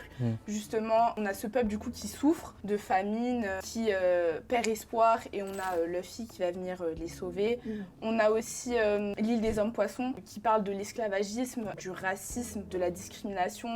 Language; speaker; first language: French; native; French